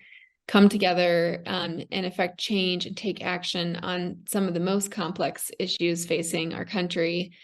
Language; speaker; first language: English; native; English